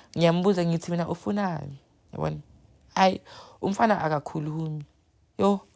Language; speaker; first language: Zulu; native; Zulu